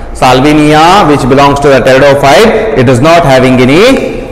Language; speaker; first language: English; non-native, local second language; Kannada